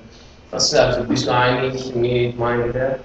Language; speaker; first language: German; non-native, learner; Greek